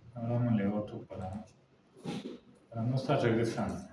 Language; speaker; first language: Spanish; native; Spanish